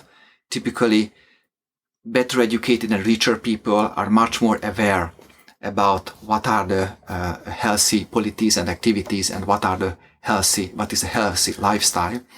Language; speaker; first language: English; non-native, fluent; Hungarian